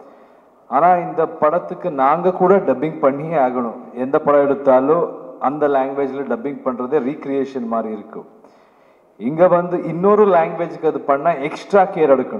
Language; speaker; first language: Tamil; non-native, learner; Kannada